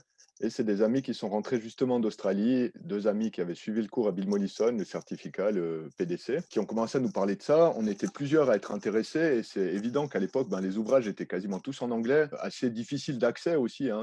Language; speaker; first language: French; native; French